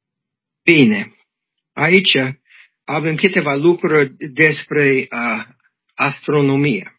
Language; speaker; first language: Romanian; non-native, learner; English